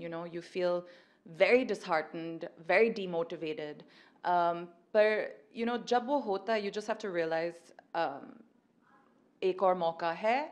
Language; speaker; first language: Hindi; early bilingual, heritage; Hindi